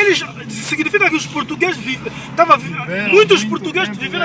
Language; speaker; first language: Portuguese; non-native, learner; Lingala